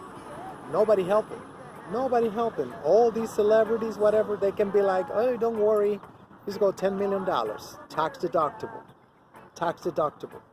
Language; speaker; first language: English; non-native, fluent; Spanish